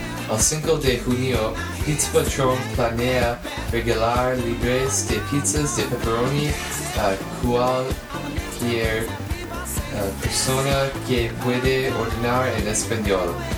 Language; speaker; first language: Spanish; non-native, learner; English